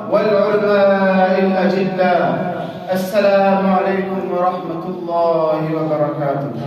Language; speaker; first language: Arabic; non-native, learner; Urdu